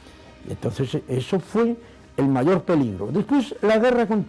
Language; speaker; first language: Spanish; native; Spanish